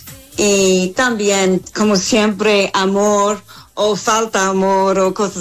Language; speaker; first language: Spanish; non-native, fluent; English